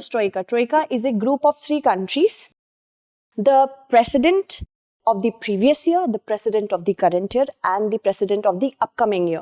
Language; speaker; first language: English; non-native, local second language; Hindi